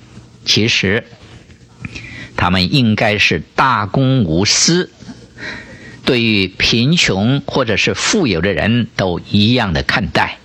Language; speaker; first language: Chinese; native; Chinese